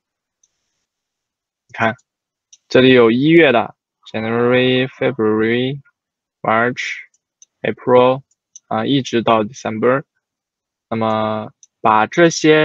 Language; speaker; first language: Chinese; native; Chinese